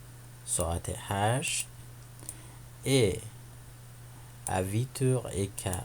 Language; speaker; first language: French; non-native, fluent; Persian